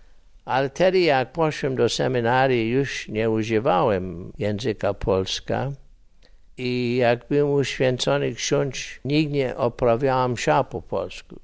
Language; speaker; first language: Polish; early bilingual, heritage; English